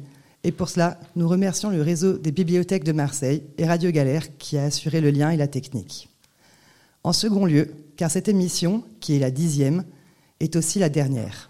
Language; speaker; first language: French; native; French